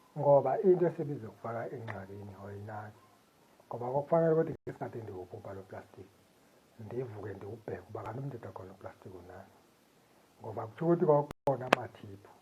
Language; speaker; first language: Zulu; non-native, local second language; Xhosa